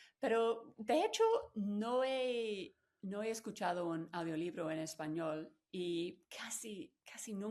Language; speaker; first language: Spanish; non-native, fluent; English